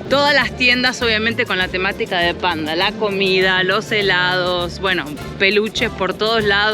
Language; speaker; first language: Spanish; native; Spanish